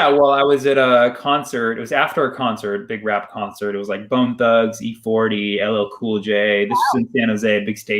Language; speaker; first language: English; early bilingual, other home language; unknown